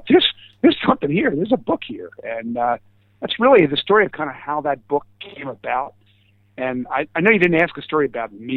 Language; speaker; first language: English; native; English